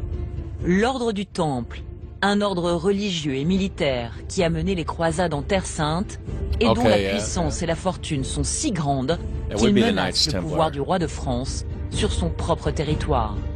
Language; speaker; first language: French; native; French